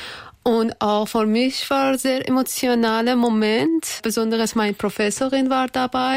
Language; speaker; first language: German; non-native, learner; Persian